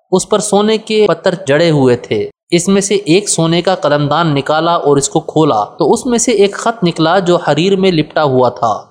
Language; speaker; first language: Urdu; native; Urdu